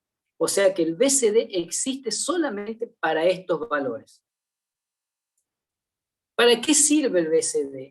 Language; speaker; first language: Spanish; native; Spanish